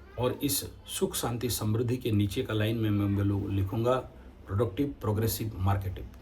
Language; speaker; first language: Hindi; non-native, local second language; Odia